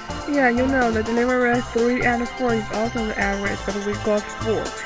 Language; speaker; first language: English; non-native, learner; Chinese